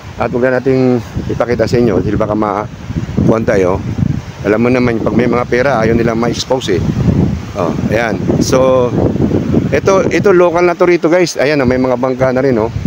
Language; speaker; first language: Filipino; non-native, local second language; Cebuano